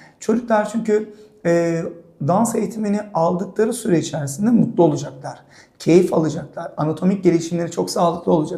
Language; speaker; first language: Turkish; native; Turkish